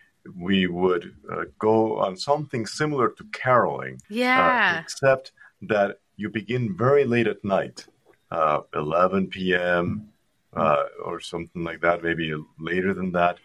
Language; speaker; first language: English; non-native, fluent; Spanish